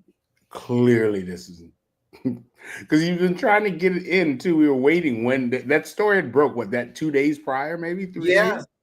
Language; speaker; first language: English; native; English